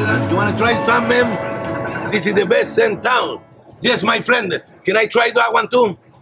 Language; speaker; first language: English; non-native, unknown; Spanish